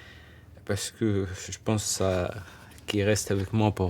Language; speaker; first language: French; non-native, learner; Arabic